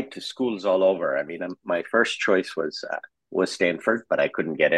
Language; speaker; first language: English; non-native, local second language; Urdu